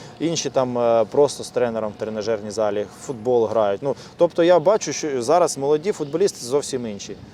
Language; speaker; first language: Ukrainian; non-native, local second language; Russian